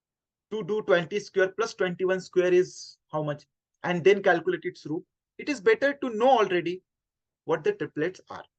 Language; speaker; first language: English; non-native, local second language; Hindi